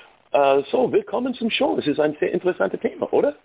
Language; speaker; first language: German; non-native, learner; English